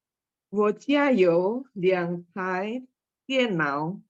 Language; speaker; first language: Chinese; non-native, learner; Indonesian